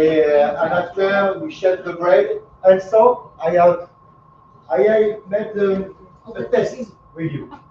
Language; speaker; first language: English; non-native, learner; French